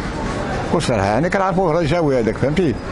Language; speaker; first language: Arabic; native; Arabic